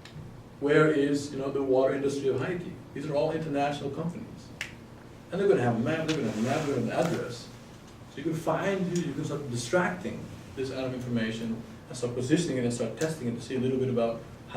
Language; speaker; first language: English; non-native, fluent; Dutch